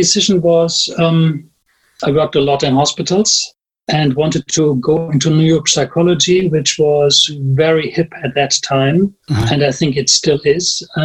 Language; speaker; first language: English; non-native, fluent; German